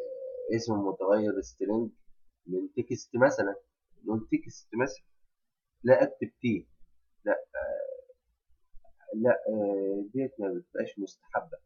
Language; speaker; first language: Arabic; native; Arabic